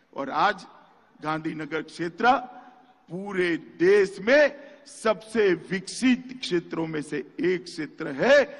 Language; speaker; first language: Hindi; non-native, local second language; Gujarati